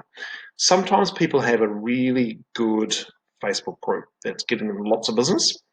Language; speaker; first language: English; native; English